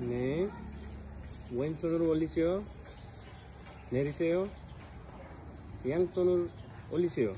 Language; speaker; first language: Korean; non-native, learner; Nepali